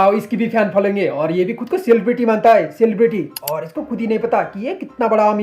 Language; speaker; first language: Hindi; native; Hindi